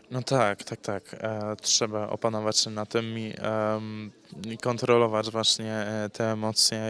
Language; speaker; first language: Polish; early bilingual, heritage; English